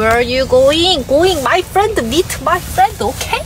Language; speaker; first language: English; non-native, learner; Korean